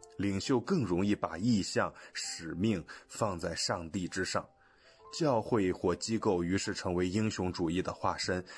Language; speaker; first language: Chinese; non-native, fluent; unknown